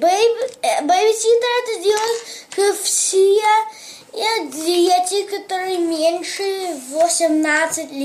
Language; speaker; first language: Russian; early bilingual, heritage; English